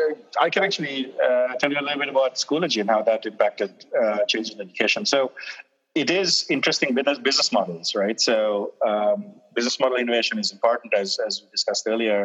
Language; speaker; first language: English; non-native, local second language; Sinhala